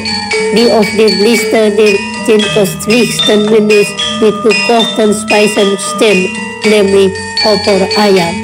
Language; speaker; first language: German; non-native, fluent; Indonesian